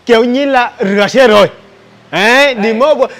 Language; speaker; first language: Vietnamese; non-native, learner; Portuguese